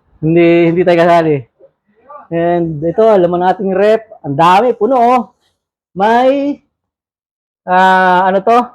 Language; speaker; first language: Filipino; native; Filipino